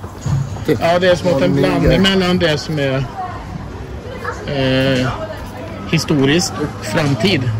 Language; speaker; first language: Swedish; native; Swedish